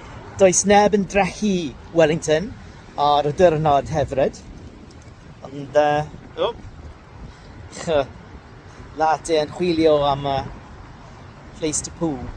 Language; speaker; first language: Welsh; non-native, learner; English